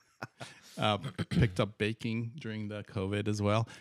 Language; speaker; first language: English; non-native, fluent; Persian